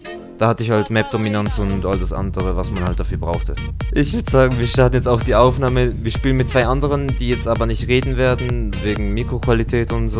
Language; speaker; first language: German; native; German